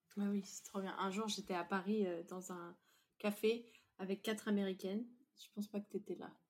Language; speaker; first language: French; native; French